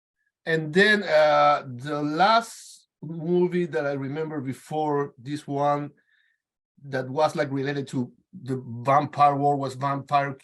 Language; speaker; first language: English; non-native, fluent; Spanish